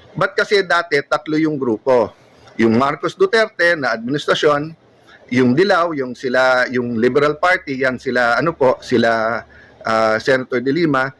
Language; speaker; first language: Filipino; native; Filipino